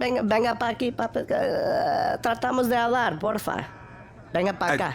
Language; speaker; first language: Spanish; early bilingual, heritage; Spanish